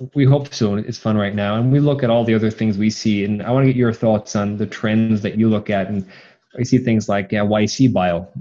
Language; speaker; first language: English; native; English